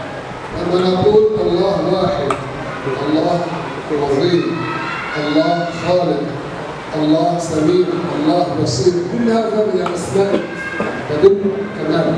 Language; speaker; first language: Arabic; native; Arabic